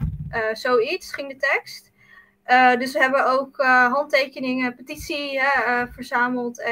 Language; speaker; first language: Dutch; early bilingual, other home language; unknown